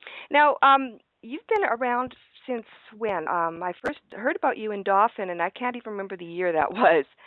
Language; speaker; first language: English; early bilingual, other home language; Ukrainian